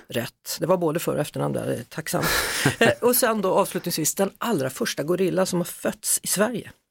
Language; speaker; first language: Swedish; native; Swedish